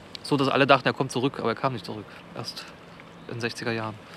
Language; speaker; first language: German; native; German